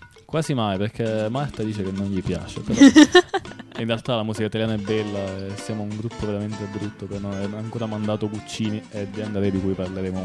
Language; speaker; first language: Italian; native; Italian